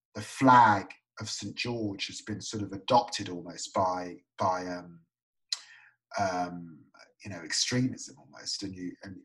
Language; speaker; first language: English; native; English